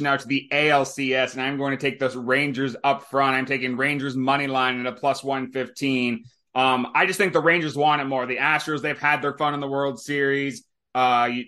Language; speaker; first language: English; native; English